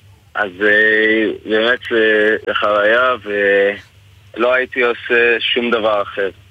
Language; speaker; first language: Hebrew; non-native, fluent; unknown